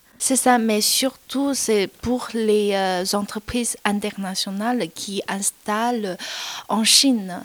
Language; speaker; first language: French; non-native, learner; Chinese